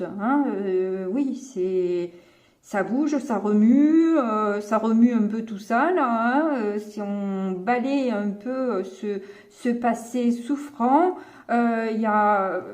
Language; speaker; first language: French; native; French